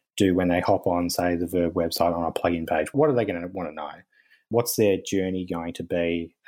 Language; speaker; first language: English; native; English